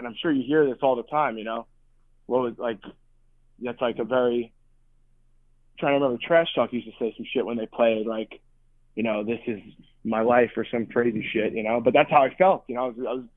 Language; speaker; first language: English; native; English